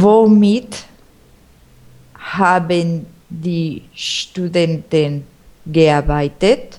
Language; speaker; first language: German; non-native, learner; Spanish